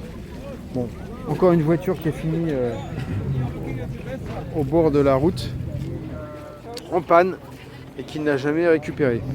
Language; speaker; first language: French; native; French